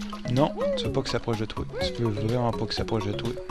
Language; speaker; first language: French; native; French